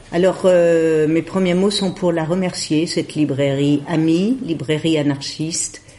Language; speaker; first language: French; native; French